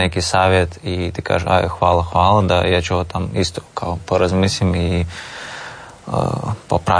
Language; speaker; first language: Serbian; non-native, learner; Russian